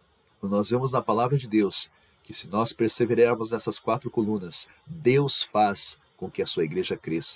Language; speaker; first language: Portuguese; native; Portuguese